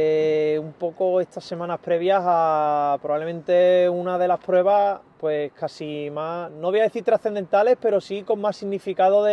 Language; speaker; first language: Spanish; native; Spanish